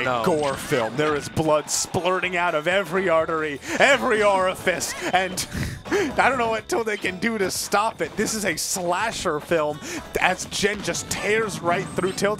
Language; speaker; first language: English; native; English